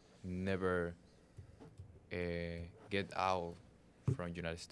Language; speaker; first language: English; non-native, learner; Spanish